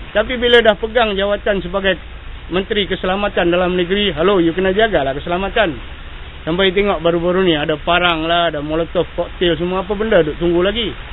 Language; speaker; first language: Malay; native; Malay